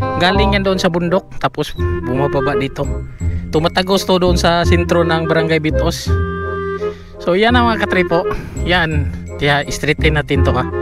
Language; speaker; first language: Filipino; non-native, local second language; Cebuano